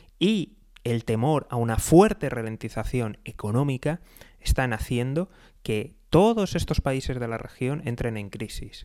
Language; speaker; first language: Spanish; native; Spanish